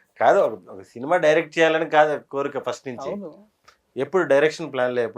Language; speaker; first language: Telugu; native; Telugu